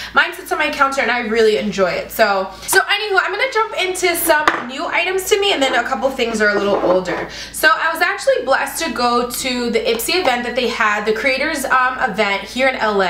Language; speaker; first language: English; native; English